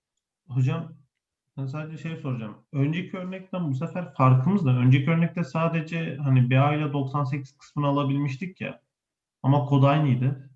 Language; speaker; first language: Turkish; native; Turkish